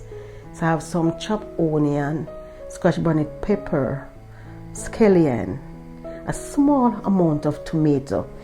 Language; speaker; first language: English; non-native, local second language; Jamaican Creole English